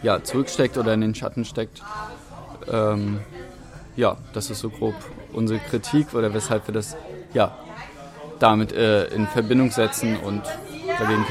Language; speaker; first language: German; native; German